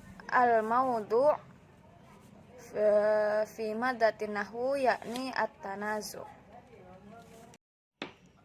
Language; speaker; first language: Arabic; non-native, learner; Indonesian